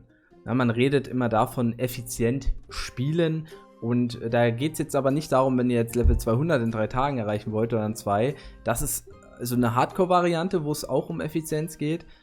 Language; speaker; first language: German; native; German